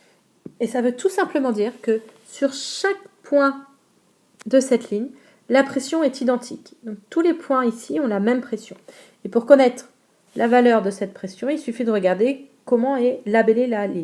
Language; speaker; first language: French; native; French